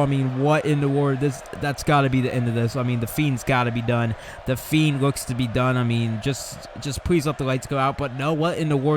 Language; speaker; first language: English; native; English